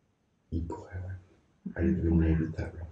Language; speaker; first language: French; native; French